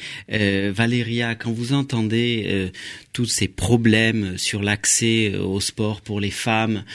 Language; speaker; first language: French; native; French